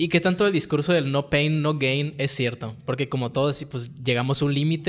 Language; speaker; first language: Spanish; native; Spanish